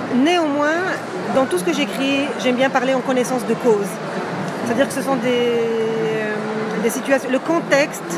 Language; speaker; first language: French; non-native, local second language; Arabic